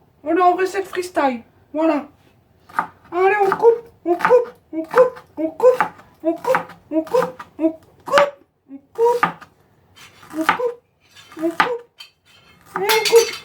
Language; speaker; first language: French; native; French